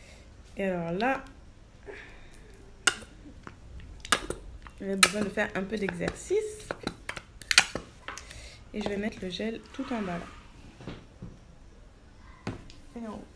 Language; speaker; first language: French; native; French